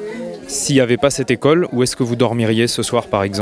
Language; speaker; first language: French; native; French